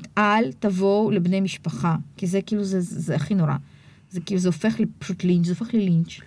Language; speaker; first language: Hebrew; early bilingual, other home language; Russian